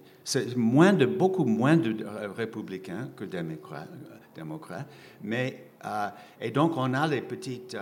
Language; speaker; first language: French; non-native, fluent; English